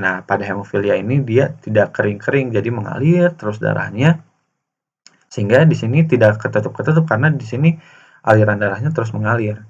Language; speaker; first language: Indonesian; native; Indonesian